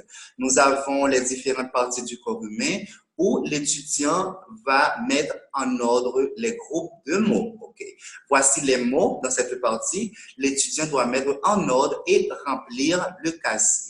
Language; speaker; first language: French; non-native, local second language; Haitian Creole